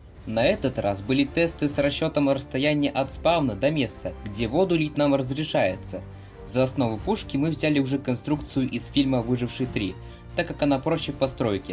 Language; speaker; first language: Russian; native; Russian